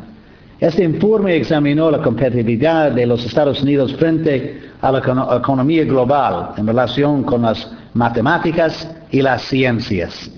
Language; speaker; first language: Spanish; non-native, fluent; English